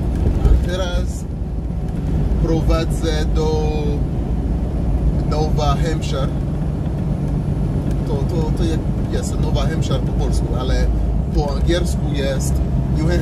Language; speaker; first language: Polish; non-native, learner; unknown